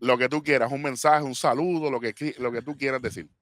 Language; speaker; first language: Spanish; native; Spanish